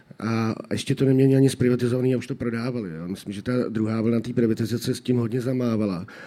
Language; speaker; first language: Czech; native; Czech